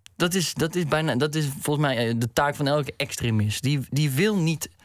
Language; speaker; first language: Dutch; native; Dutch